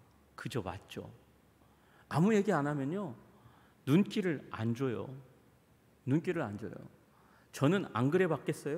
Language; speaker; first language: Korean; native; Korean